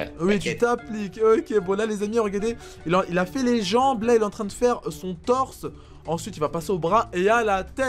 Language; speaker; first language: French; native; French